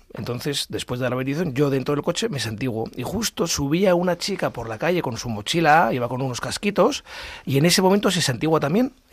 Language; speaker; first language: Spanish; native; Spanish